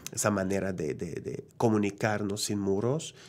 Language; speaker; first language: Spanish; non-native, fluent; French